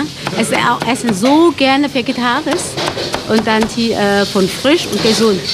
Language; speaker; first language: German; non-native, local second language; Vietnamese